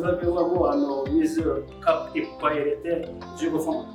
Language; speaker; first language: Japanese; non-native, learner; Arabic